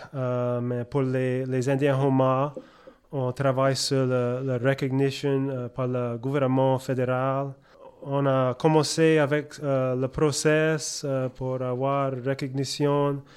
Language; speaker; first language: French; early bilingual, heritage; French